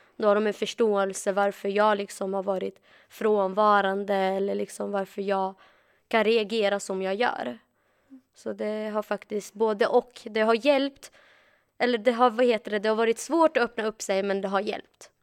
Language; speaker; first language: Swedish; early bilingual, other home language; Arabic